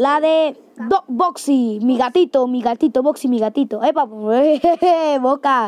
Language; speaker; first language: Spanish; native; Spanish